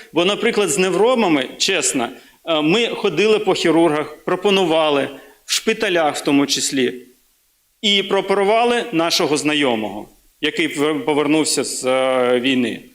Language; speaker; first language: Ukrainian; native; Ukrainian